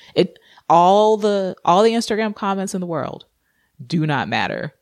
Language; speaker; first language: English; native; English